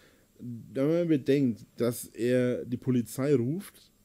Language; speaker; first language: German; native; German